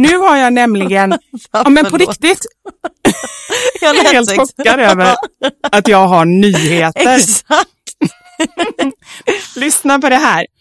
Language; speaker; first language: Swedish; native; Swedish